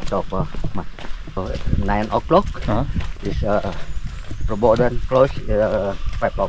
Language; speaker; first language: English; non-native, learner; Indonesian